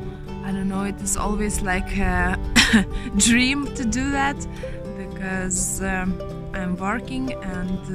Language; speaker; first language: English; non-native, learner; Lithuanian